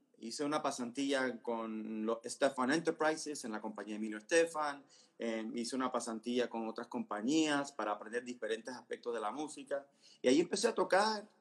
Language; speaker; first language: Spanish; early bilingual, heritage; Spanish